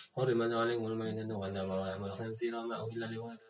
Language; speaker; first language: Arabic; non-native, learner; Indonesian